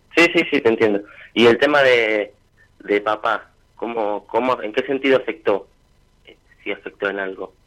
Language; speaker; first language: Spanish; native; Spanish